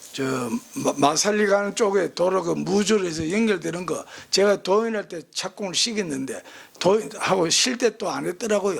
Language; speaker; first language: Korean; native; Korean